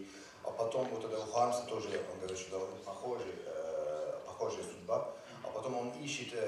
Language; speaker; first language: Russian; non-native, learner; Turkish